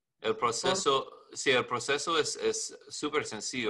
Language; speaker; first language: Spanish; non-native, learner; English